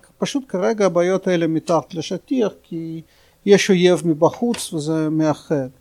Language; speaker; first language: Hebrew; non-native, fluent; Russian